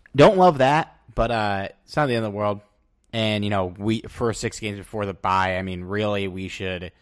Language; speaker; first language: English; native; English